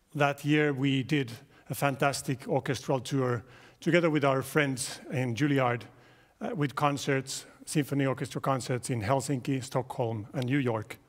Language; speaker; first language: English; non-native, fluent; Finnish